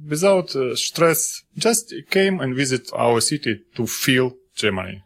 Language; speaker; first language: English; non-native, learner; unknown